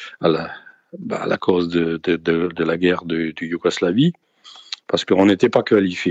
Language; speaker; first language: French; non-native, fluent; Danish